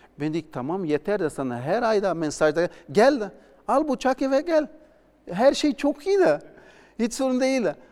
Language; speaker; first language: Turkish; non-native, learner; Portuguese